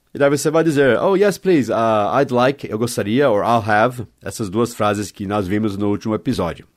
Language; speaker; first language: Portuguese; non-native, fluent; English